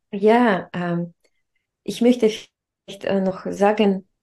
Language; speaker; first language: German; non-native, fluent; Russian